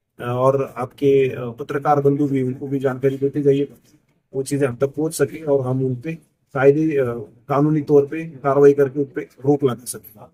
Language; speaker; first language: Hindi; non-native, local second language; Marathi